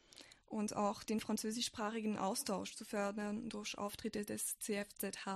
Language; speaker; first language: German; non-native, fluent; French